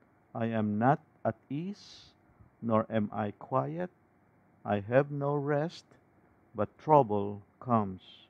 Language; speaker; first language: English; non-native, local second language; Filipino